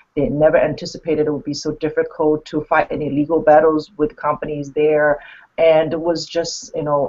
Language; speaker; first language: English; non-native, fluent; Chinese